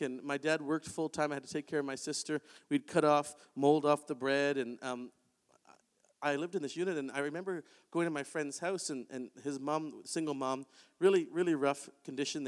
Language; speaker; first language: English; native; English